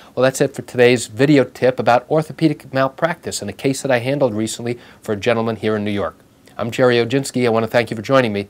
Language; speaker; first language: English; native; English